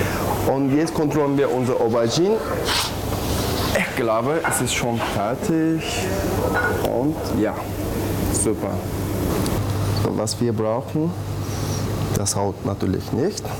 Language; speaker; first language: German; non-native, learner; Turkish